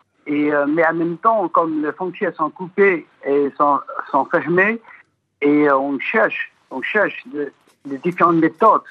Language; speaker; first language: French; non-native, fluent; Chinese